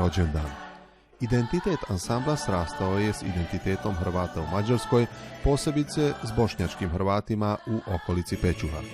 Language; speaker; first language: Bosnian; native; Bosnian